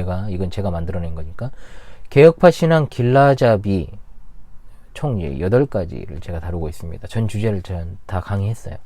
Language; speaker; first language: Korean; native; Korean